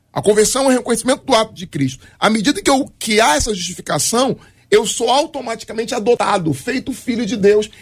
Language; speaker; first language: Portuguese; native; Portuguese